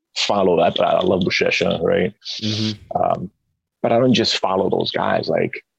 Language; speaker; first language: English; early bilingual, other home language; Spanish